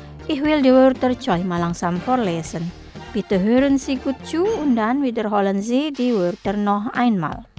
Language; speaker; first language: German; non-native, fluent; Indonesian